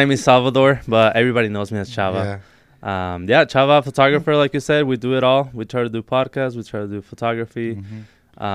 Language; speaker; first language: English; non-native, fluent; Spanish